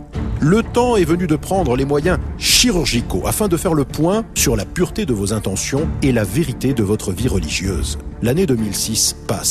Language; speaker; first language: French; native; French